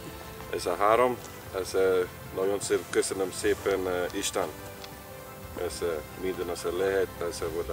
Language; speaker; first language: Hungarian; non-native, learner; Afrikaans